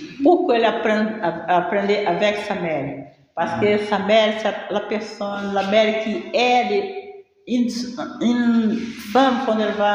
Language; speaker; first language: Portuguese; non-native, learner; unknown